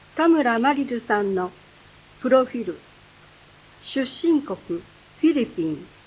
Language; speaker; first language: Japanese; native; Japanese